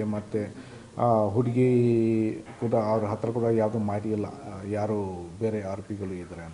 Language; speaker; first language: Kannada; non-native, fluent; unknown